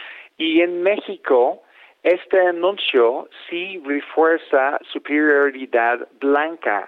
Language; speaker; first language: Spanish; non-native, fluent; English